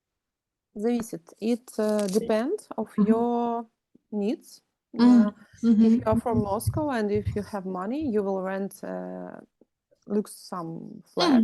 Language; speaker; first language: English; non-native, learner; Russian